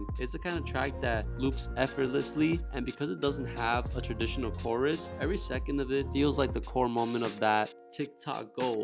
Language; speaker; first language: English; native; English